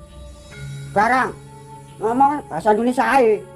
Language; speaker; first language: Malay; non-native, local second language; Javanese